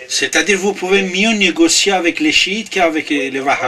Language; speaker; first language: French; non-native, fluent; Persian